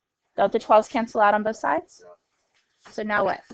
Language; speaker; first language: English; native; English